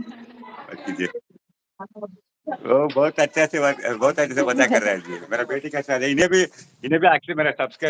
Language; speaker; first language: Hindi; non-native, local second language; Tamil